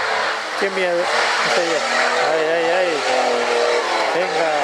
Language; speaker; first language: Spanish; native; Spanish